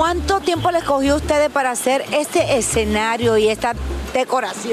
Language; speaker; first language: Spanish; native; Spanish